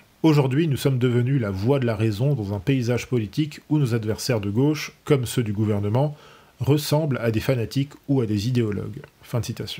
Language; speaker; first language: French; native; French